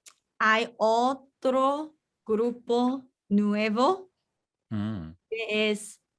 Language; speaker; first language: Spanish; non-native, learner; Chinese